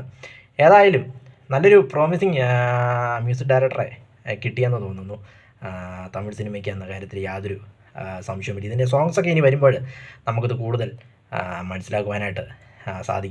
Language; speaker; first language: Malayalam; native; Malayalam